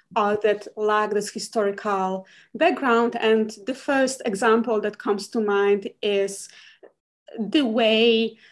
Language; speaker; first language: English; non-native, fluent; Polish